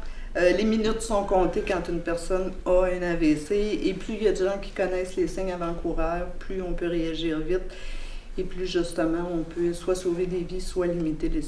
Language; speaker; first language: French; native; French